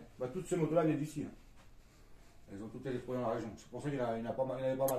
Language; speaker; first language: French; native; French